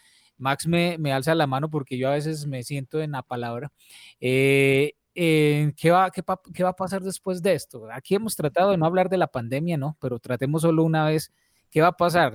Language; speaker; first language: Spanish; native; Spanish